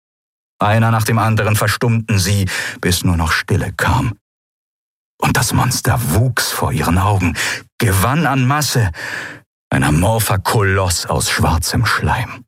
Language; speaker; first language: German; native; German